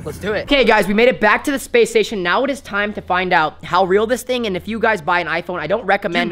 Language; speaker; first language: English; native; English